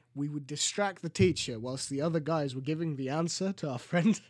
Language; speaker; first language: English; early bilingual, other home language; Greek